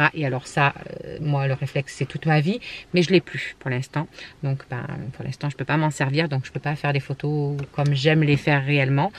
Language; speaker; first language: French; native; French